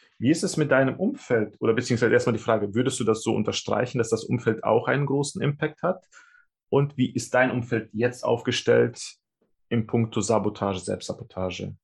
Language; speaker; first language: German; early bilingual, other home language; Russian